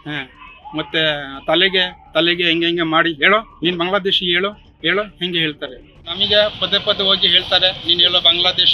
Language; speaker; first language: Kannada; non-native, learner; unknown